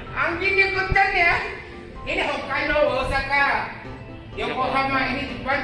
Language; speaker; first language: Indonesian; early bilingual, other home language; Japanese